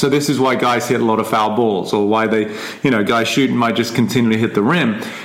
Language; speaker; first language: English; native; English